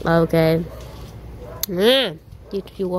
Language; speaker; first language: English; non-native, learner; Vietnamese